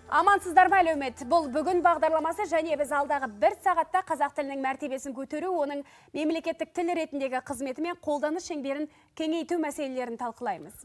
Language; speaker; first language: Kazakh; native; Kazakh